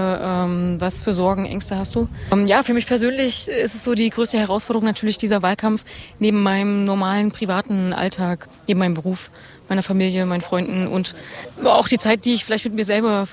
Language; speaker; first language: German; native; German